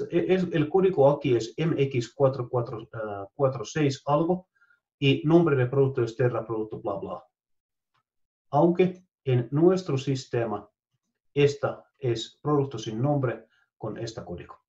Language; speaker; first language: Spanish; non-native, fluent; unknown